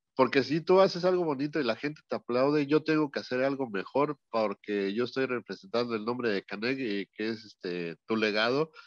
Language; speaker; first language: Spanish; native; Spanish